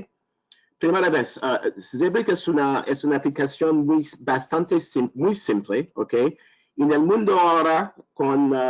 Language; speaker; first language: Spanish; non-native, learner; French